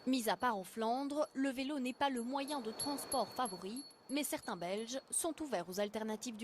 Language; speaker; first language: French; native; French